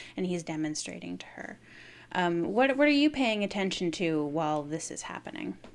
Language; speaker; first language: English; native; English